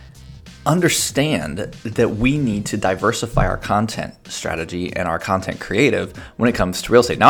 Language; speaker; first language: English; native; English